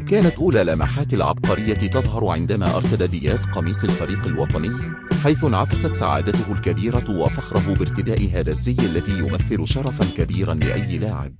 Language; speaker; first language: Arabic; native; Arabic